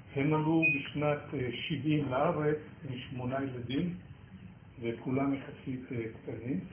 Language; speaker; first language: Hebrew; native; Hebrew